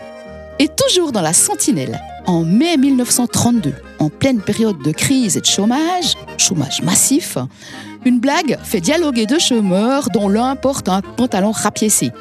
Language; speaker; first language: French; native; French